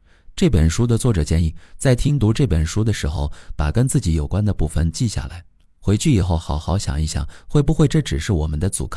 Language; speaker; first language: Chinese; native; Chinese